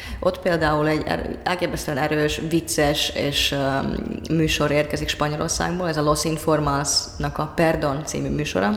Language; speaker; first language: Hungarian; non-native, fluent; Finnish